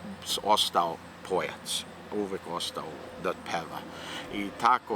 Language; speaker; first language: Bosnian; early bilingual, heritage; Serbian